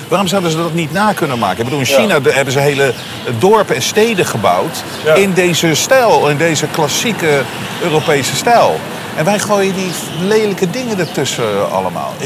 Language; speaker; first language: Dutch; native; Dutch